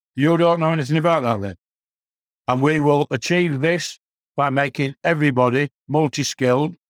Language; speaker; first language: English; native; English